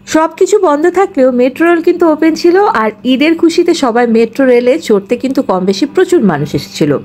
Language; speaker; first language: Bangla; native; Bangla